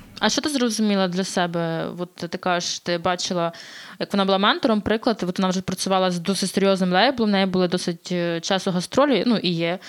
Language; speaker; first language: Ukrainian; native; Ukrainian